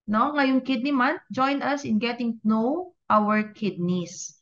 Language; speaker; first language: English; non-native, local second language; Filipino